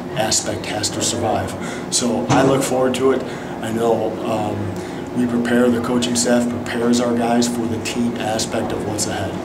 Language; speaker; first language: English; native; English